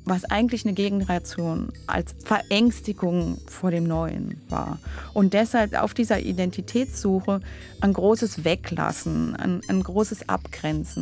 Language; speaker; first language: German; native; German